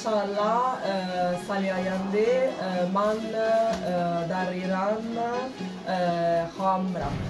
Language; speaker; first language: Persian; non-native, learner; Italian